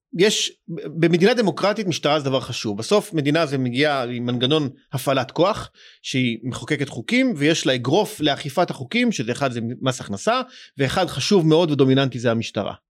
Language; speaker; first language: Hebrew; native; Hebrew